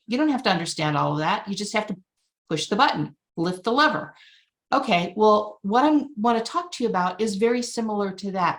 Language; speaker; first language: English; native; English